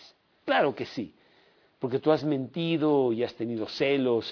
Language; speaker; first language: Spanish; native; Spanish